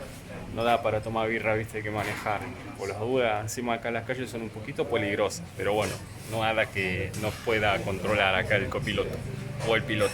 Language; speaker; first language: Spanish; native; Spanish